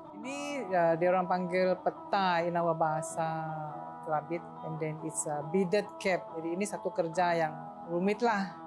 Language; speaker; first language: Malay; non-native, local second language; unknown